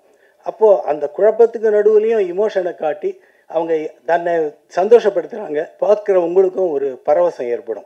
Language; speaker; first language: Tamil; native; Tamil